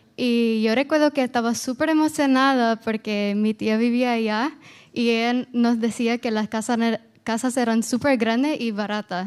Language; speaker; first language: Spanish; non-native, fluent; Portuguese